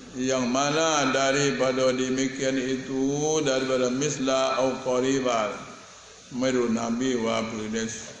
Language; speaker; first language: Malay; native; Malay